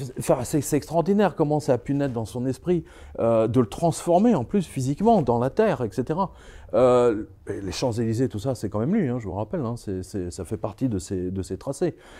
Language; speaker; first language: French; early bilingual, other home language; Serbian